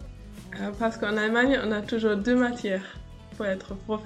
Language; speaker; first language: French; non-native, fluent; German